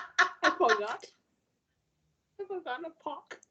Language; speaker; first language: English; non-native, learner; Vietnamese